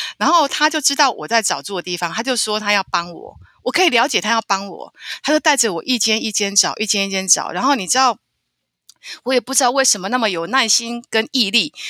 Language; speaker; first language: Chinese; native; Chinese